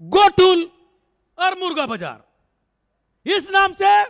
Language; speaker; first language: Hindi; native; Hindi